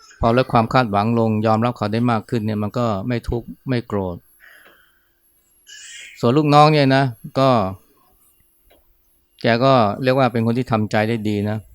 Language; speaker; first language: Thai; native; Thai